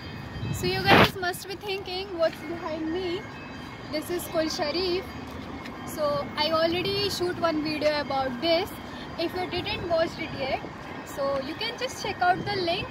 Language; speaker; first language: English; non-native, local second language; Hindi